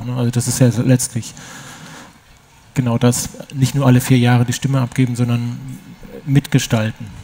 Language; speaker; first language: German; native; German